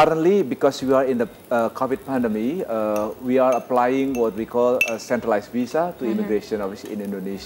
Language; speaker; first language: English; non-native, fluent; Indonesian